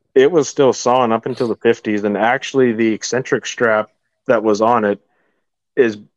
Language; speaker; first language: English; native; English